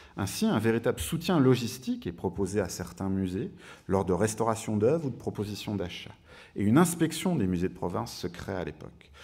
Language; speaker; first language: French; native; French